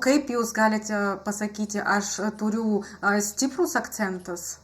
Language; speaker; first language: Lithuanian; non-native, learner; Russian